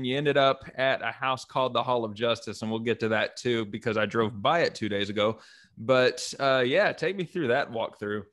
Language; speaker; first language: English; native; English